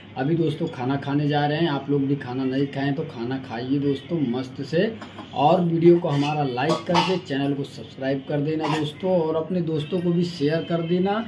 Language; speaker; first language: Hindi; native; Hindi